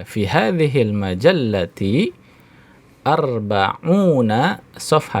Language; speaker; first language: Arabic; non-native, fluent; Indonesian